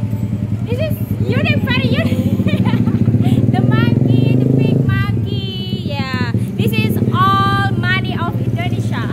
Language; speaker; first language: English; non-native, learner; Indonesian